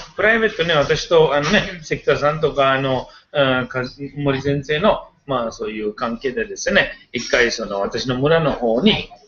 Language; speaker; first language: Japanese; non-native, fluent; Hindi